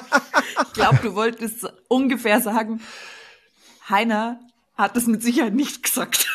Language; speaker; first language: German; native; German